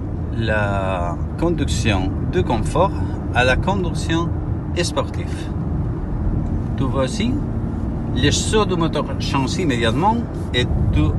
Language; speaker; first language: French; non-native, learner; Spanish